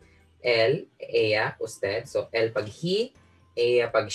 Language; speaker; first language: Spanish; non-native, fluent; Filipino